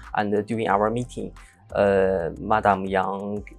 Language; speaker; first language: English; non-native, learner; Chinese